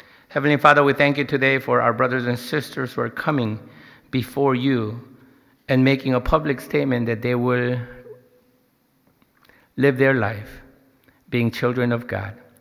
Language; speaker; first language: English; early bilingual, other home language; Korean